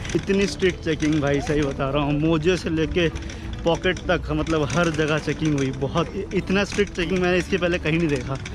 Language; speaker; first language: Hindi; native; Hindi